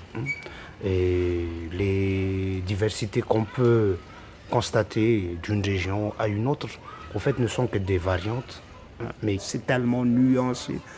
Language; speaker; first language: French; non-native, local second language; Malagasy